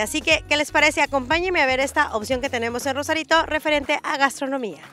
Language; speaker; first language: Spanish; native; Spanish